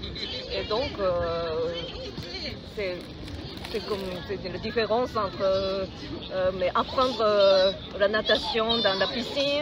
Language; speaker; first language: French; non-native, fluent; Japanese